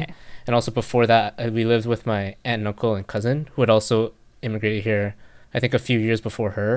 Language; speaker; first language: English; native; English